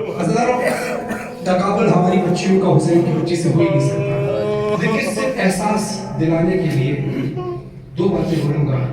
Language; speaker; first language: Urdu; native; Urdu